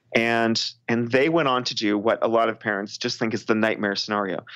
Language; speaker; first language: English; native; English